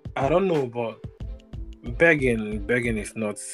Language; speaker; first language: English; non-native, local second language; Igbo